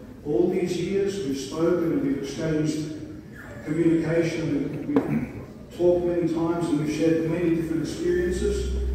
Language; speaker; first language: English; early bilingual, other home language; Greek